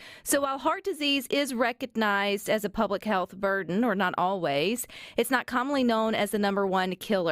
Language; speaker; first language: English; native; English